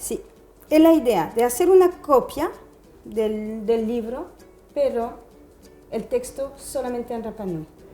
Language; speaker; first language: Spanish; non-native, fluent; French